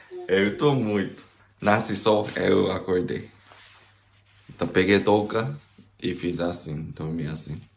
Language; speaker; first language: Portuguese; non-native, fluent; Japanese